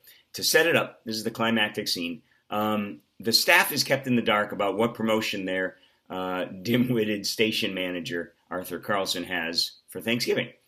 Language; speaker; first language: English; native; English